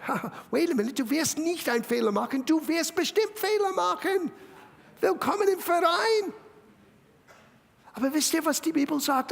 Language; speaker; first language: German; non-native, fluent; English